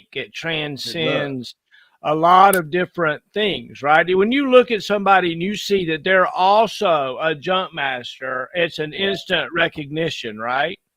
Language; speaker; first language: English; native; English